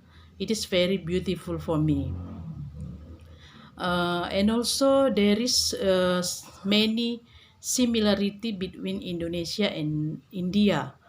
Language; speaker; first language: English; non-native, learner; Indonesian